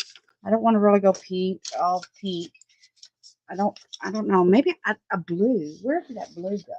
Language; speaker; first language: English; native; English